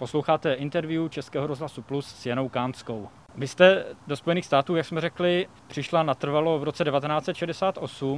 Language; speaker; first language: Czech; native; Czech